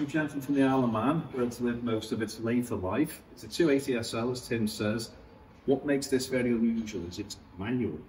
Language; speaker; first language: English; native; English